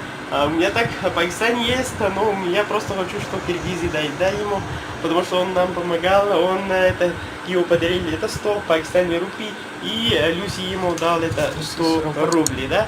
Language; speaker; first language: Russian; non-native, learner; Urdu